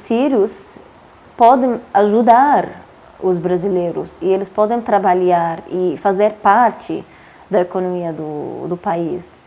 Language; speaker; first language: Portuguese; non-native, fluent; Arabic